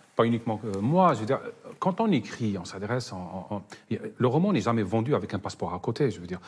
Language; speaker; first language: French; non-native, local second language; Arabic